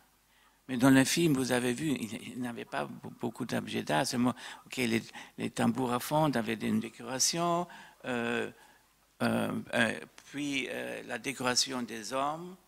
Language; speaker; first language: French; non-native, fluent; German